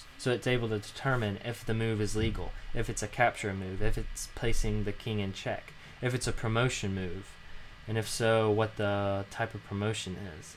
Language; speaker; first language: English; native; English